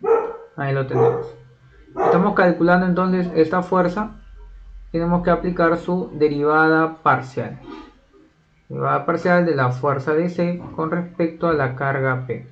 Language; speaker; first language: Spanish; native; Spanish